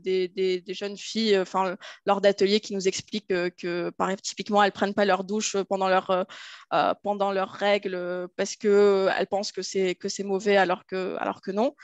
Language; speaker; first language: French; native; French